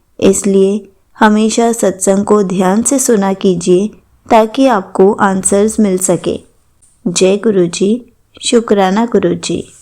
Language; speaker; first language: Hindi; native; Hindi